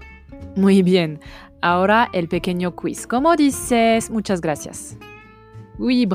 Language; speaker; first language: Spanish; non-native, fluent; French